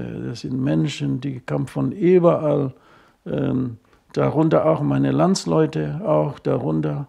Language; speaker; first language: German; non-native, fluent; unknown